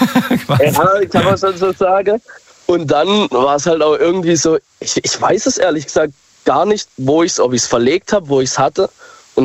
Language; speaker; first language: German; native; German